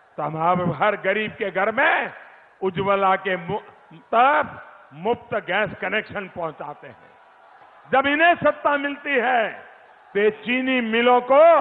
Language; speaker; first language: Hindi; non-native, local second language; Gujarati